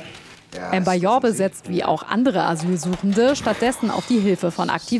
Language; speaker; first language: German; native; German